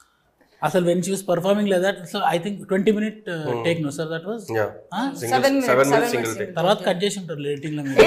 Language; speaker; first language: Telugu; native; Telugu